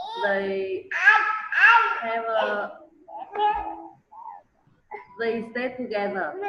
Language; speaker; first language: English; non-native, learner; Vietnamese